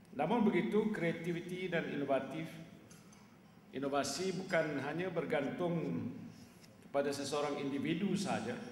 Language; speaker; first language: Malay; native; Malay